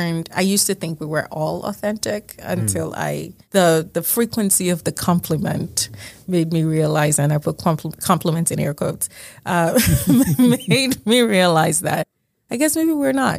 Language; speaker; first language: English; early bilingual, other home language; Yoruba